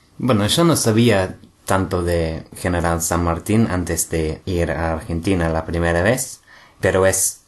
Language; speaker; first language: Spanish; non-native, fluent; English